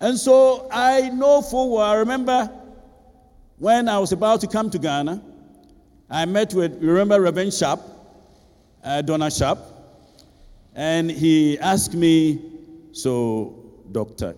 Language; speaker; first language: English; non-native, local second language; Akan